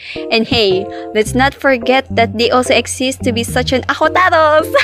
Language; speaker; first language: English; non-native, local second language; Filipino